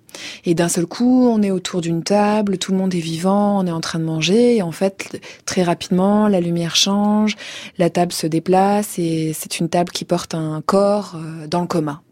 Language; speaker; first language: French; native; French